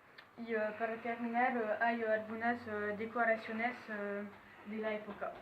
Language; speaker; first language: Spanish; non-native, learner; French